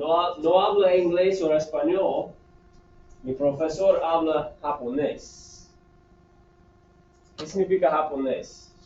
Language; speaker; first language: Spanish; non-native, fluent; English